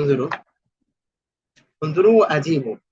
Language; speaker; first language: Arabic; non-native, fluent; Bangla